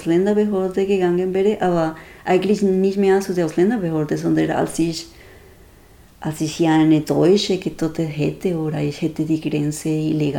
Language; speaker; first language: German; non-native, fluent; Spanish